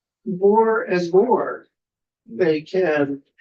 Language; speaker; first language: English; native; English